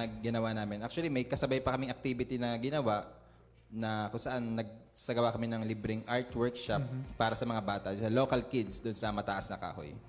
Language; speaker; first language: Filipino; native; Filipino